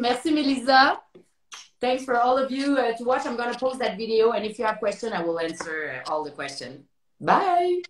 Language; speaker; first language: English; non-native, fluent; French